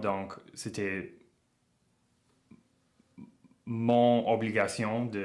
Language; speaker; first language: French; non-native, local second language; English